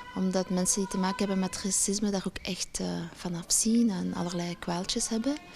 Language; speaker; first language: Dutch; native; Dutch